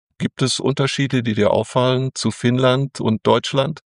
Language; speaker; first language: German; native; German